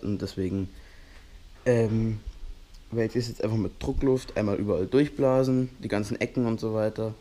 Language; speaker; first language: German; native; German